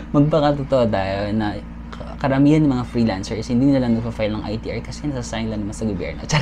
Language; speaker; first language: Filipino; native; Filipino